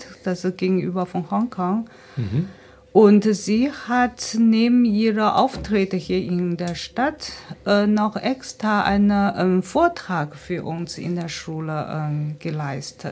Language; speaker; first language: German; non-native, fluent; Chinese